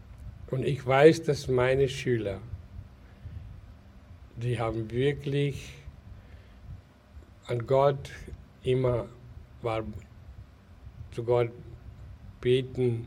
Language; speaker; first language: German; non-native, learner; Hindi